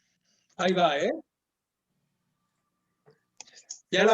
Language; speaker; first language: Spanish; native; Spanish